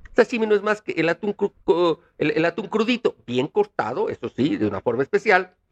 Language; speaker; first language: Spanish; native; Spanish